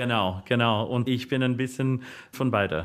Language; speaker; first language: German; non-native, fluent; English